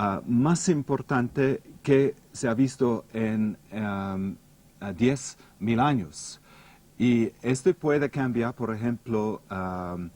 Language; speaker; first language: Spanish; non-native, fluent; English